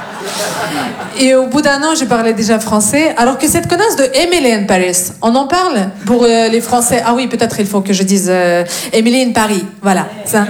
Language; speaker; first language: French; non-native, fluent; Russian